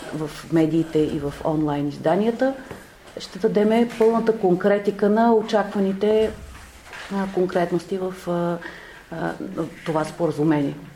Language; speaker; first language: Bulgarian; native; Bulgarian